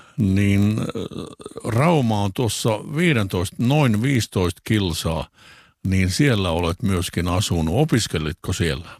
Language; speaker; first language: Finnish; native; Finnish